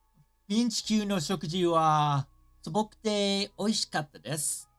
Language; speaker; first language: Japanese; non-native, learner; English